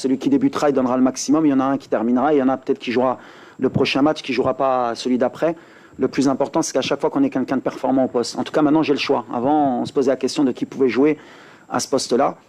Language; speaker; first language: French; native; French